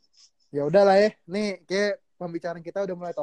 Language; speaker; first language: Indonesian; native; Indonesian